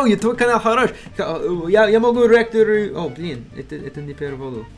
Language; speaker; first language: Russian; non-native, learner; English